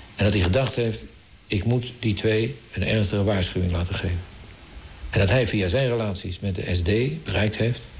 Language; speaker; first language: Dutch; native; Dutch